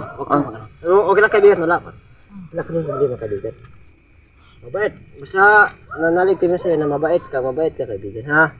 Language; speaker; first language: Filipino; non-native, local second language; Cebuano